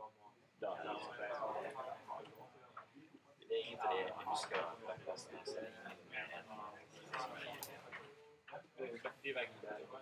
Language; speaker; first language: Norwegian; native; Norwegian